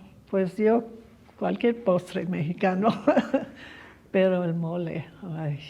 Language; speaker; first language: Spanish; early bilingual, other home language; English